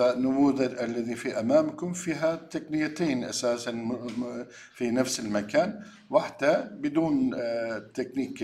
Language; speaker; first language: Arabic; non-native, learner; Turkish